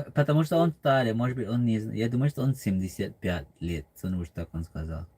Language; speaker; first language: Russian; non-native, learner; English